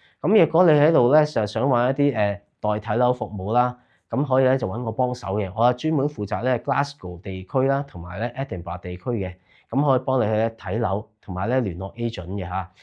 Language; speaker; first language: Cantonese; native; Cantonese